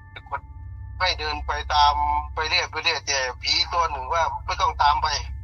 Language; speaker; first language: Thai; non-native, local second language; Northeastern Thai